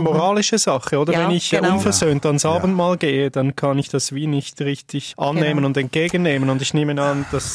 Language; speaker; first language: German; native; German